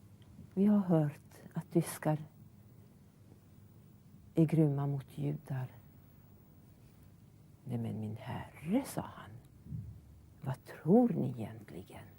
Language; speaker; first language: Swedish; non-native, fluent; Hungarian